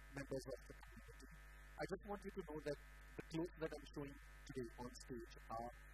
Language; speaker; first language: English; non-native, local second language; Marathi